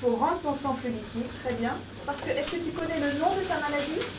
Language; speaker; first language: French; native; French